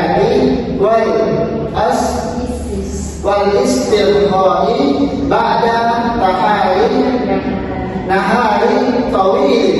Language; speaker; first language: Arabic; non-native, learner; Indonesian